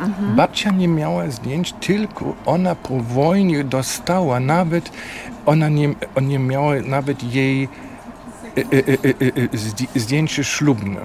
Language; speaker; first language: Polish; non-native, fluent; German